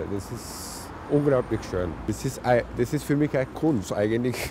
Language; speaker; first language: German; non-native, fluent; Turkish